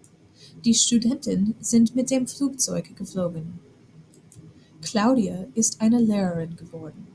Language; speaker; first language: German; non-native, fluent; English